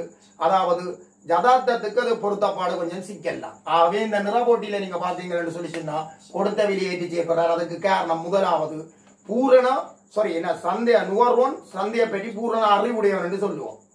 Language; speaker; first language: Tamil; native; Tamil